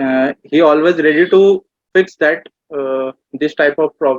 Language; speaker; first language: English; non-native, learner; Hindi